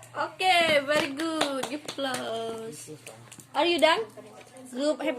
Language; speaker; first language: English; non-native, learner; Indonesian